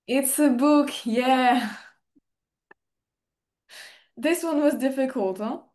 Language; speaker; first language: English; non-native, fluent; French